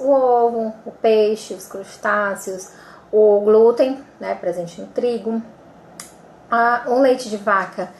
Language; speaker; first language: Portuguese; native; Portuguese